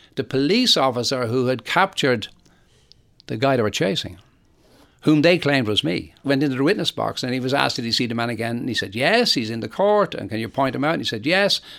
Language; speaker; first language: English; native; English